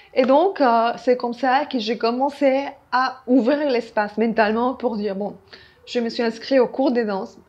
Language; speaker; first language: French; non-native, fluent; Spanish